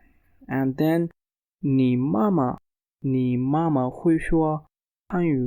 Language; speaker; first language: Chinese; non-native, fluent; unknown